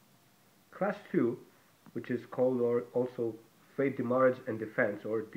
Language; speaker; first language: English; non-native, fluent; Greek